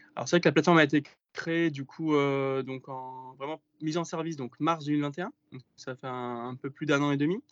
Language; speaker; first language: French; native; French